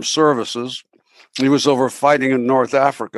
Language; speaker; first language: English; native; English